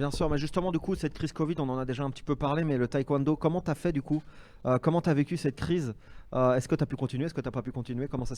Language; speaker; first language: French; native; French